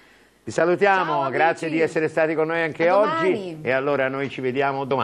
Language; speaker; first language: Italian; native; Italian